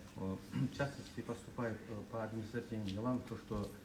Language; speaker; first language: Russian; non-native, local second language; Kazakh